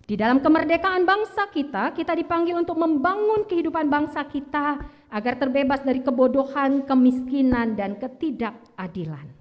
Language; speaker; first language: Indonesian; native; Indonesian